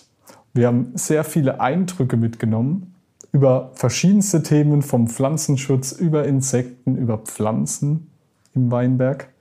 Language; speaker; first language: German; native; German